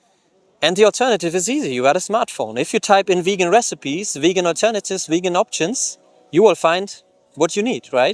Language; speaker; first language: English; non-native, fluent; German